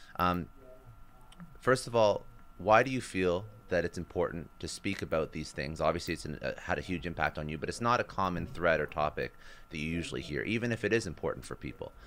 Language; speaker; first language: English; native; English